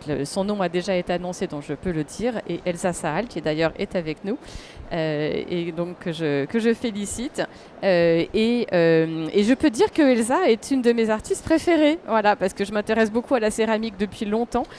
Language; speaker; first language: French; native; French